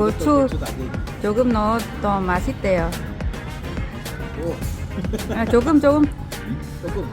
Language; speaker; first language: Korean; non-native, learner; Vietnamese